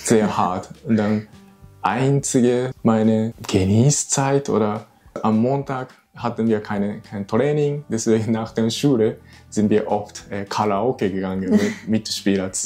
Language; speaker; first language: German; non-native, learner; Japanese